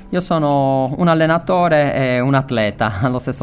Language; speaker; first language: Italian; native; Italian